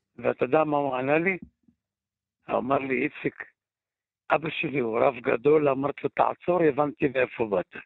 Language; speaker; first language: Hebrew; native; Hebrew